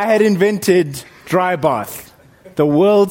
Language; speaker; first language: English; non-native, local second language; Northern Sotho